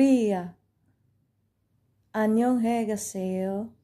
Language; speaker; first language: Korean; non-native, learner; Filipino